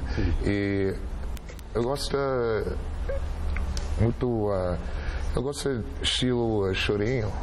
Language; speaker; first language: Portuguese; non-native, learner; English